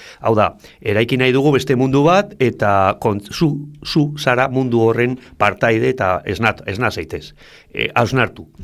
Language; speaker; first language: Basque; non-native, local second language; Spanish